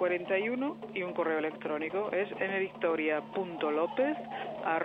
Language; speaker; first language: Spanish; native; Spanish